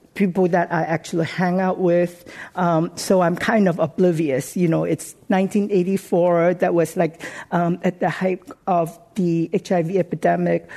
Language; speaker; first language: English; non-native, local second language; Cantonese